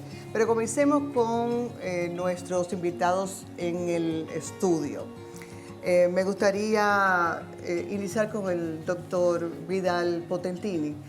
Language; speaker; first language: Spanish; native; Spanish